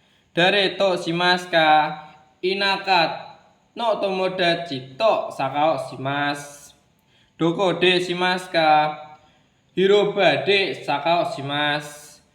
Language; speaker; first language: Japanese; non-native, learner; Indonesian